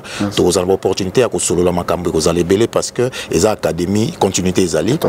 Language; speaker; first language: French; non-native, local second language; Lingala